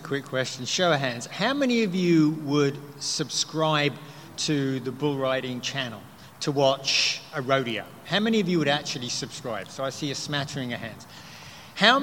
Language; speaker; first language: English; native; English